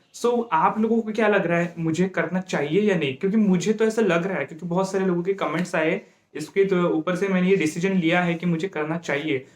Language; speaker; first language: Hindi; non-native, local second language; Marathi